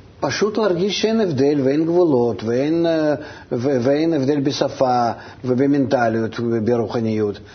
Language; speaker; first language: Hebrew; non-native, fluent; Russian